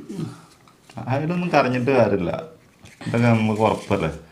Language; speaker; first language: Malayalam; native; Malayalam